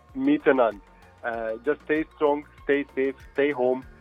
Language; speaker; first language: English; non-native, fluent; Hungarian